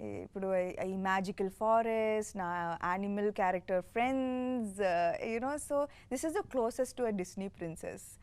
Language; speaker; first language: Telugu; non-native, fluent; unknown